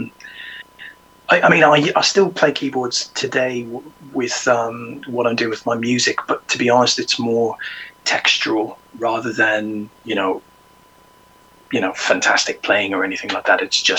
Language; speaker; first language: English; native; English